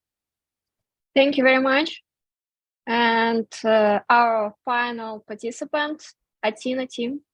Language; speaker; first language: English; non-native, fluent; Russian